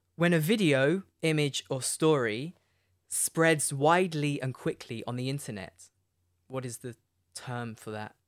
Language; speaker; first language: English; native; English